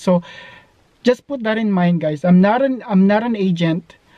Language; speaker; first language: English; non-native, local second language; Filipino